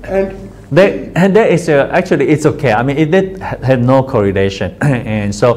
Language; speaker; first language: English; non-native, fluent; Chinese